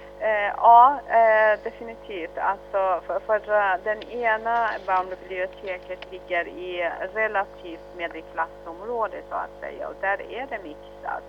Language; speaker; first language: Swedish; early bilingual, other home language; Arabic